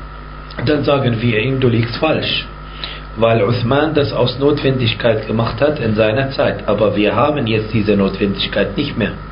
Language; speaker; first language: German; non-native, fluent; Arabic